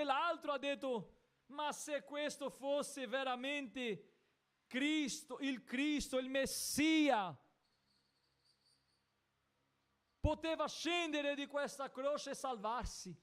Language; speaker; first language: Italian; non-native, fluent; Portuguese